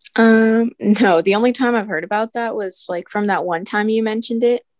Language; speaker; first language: English; early bilingual, other home language; Filipino